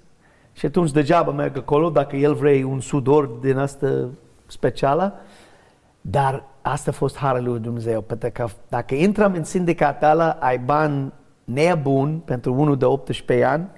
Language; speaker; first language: Romanian; non-native, learner; English